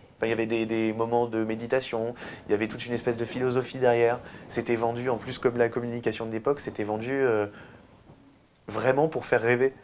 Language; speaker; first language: French; native; French